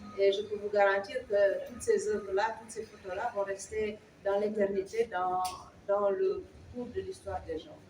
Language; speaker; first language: French; non-native, local second language; Wolof